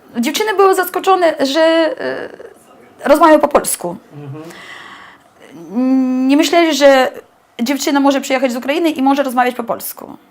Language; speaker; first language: Polish; early bilingual, heritage; Polish